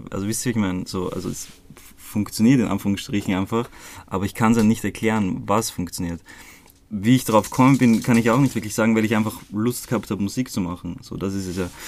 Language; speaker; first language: German; early bilingual, other home language; Croatian